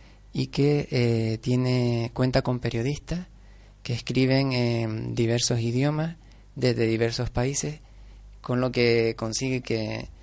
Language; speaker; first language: Spanish; native; Spanish